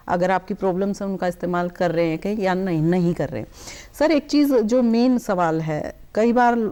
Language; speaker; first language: Hindi; native; Hindi